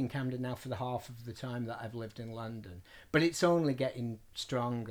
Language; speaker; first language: English; native; English